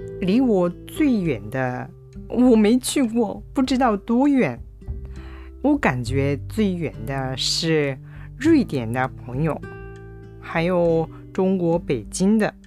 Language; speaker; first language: Chinese; non-native, fluent; Japanese